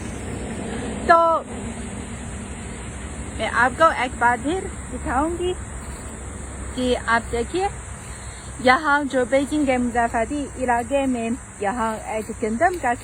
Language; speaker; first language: Urdu; non-native, fluent; Chinese